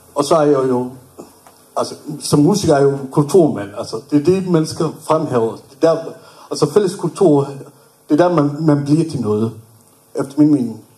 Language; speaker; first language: Danish; non-native, fluent; Somali